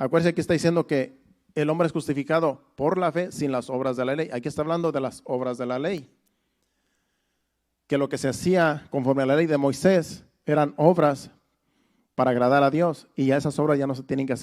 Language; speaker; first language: Spanish; native; Spanish